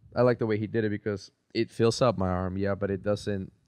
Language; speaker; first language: English; early bilingual, other home language; Spanish